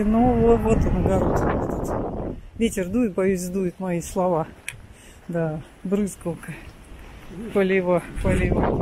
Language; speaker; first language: Russian; native; Russian